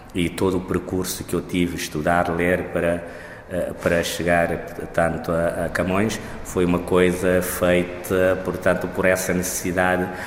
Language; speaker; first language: Portuguese; non-native, local second language; Kabuverdianu